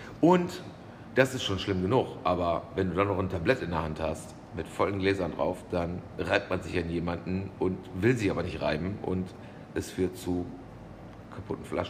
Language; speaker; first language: German; native; German